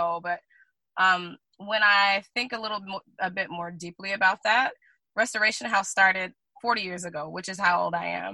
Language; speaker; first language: English; native; English